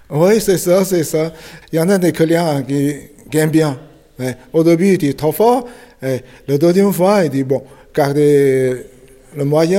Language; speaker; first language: French; non-native, fluent; Chinese